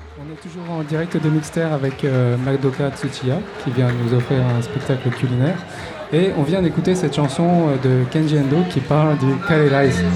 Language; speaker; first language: French; native; French